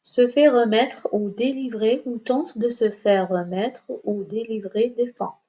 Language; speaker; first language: French; non-native, local second language; Arabic